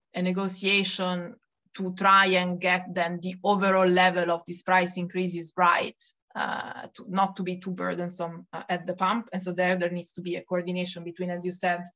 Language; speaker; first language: English; non-native, fluent; Italian